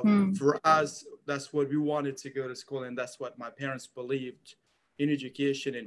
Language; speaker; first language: English; non-native, fluent; Persian